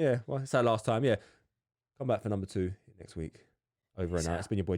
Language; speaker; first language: English; native; English